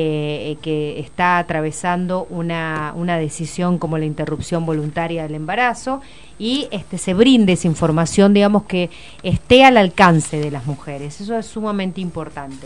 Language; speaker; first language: Spanish; native; Spanish